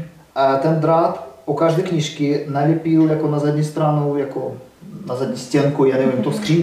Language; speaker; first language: Czech; non-native, learner; Russian